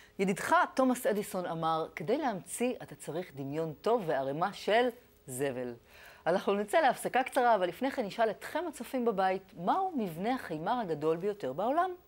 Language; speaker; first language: Hebrew; native; Hebrew